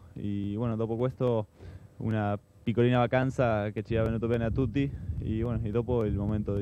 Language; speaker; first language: Italian; non-native, fluent; Spanish